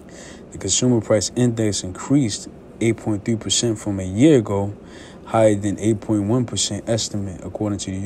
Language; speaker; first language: English; native; English